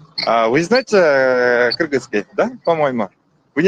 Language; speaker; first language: Russian; non-native, local second language; Kyrgyz